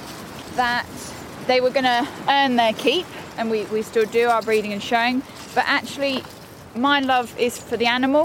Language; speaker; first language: English; native; English